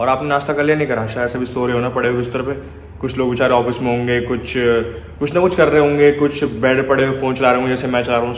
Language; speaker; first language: Hindi; native; Hindi